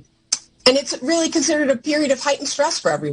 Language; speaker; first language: English; native; English